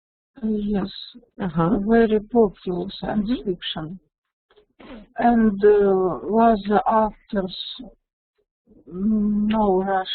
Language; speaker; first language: English; non-native, learner; Russian